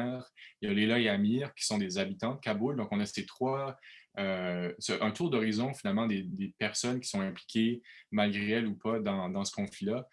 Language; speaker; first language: French; native; French